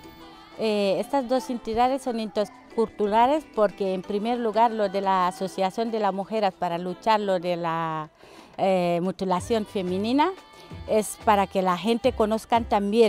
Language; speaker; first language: Spanish; non-native, fluent; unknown